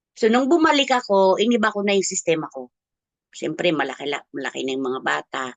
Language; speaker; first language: Filipino; non-native, local second language; Cebuano